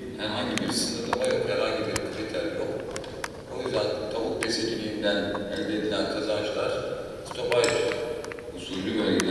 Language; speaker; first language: Turkish; native; Turkish